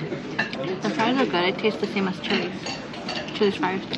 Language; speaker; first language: English; non-native, learner; Thai